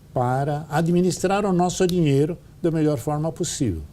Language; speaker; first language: Portuguese; non-native, fluent; Italian